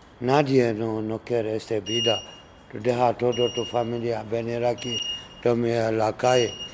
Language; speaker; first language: Spanish; non-native, learner; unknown